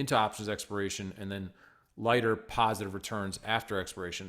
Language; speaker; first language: English; native; English